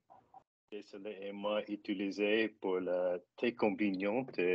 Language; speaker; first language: French; non-native, learner; English